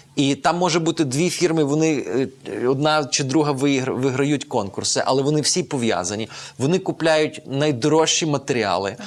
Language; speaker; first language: Ukrainian; native; Ukrainian